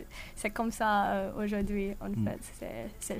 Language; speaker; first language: French; non-native, learner; English